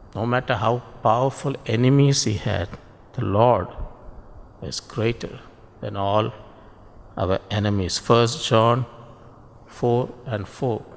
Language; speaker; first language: English; non-native, local second language; Tamil